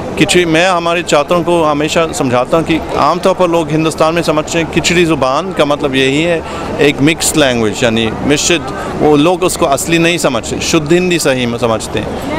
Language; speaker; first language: Hindi; non-native, fluent; German